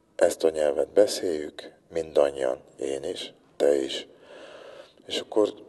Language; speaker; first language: Hungarian; early bilingual, other home language; Spanish